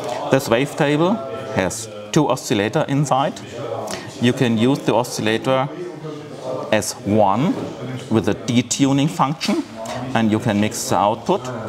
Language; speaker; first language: English; non-native, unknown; German